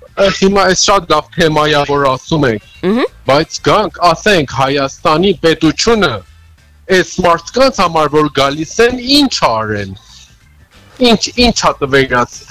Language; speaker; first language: Armenian; early bilingual, heritage; Armenian